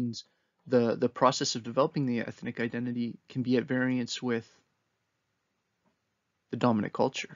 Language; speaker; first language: English; native; English